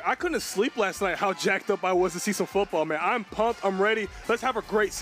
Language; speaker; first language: English; native; English